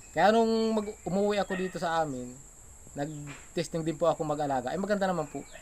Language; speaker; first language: Filipino; native; Filipino